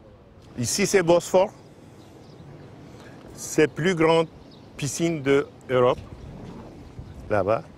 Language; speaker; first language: French; non-native, learner; Turkish